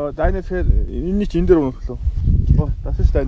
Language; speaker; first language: German; non-native, learner; Mongolian